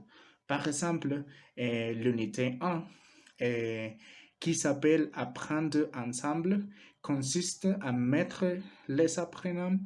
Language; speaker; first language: French; non-native, learner; Spanish